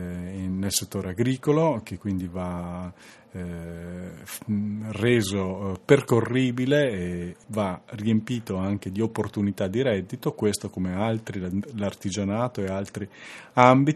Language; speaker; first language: Italian; native; Italian